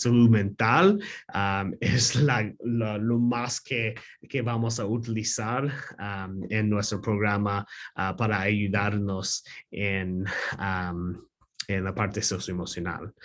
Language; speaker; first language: Spanish; non-native, learner; English